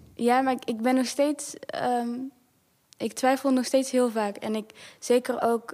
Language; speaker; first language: Dutch; early bilingual, other home language; Kinyarwanda